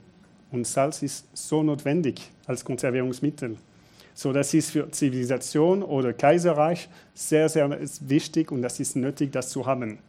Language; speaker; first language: German; non-native, fluent; French